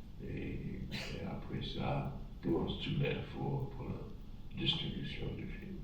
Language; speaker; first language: French; non-native, fluent; English